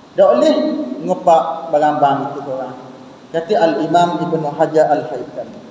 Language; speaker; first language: Malay; native; Malay